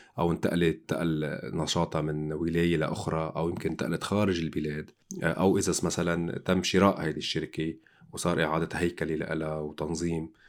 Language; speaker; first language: Arabic; native; Arabic